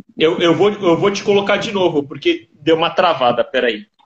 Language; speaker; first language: Portuguese; native; Portuguese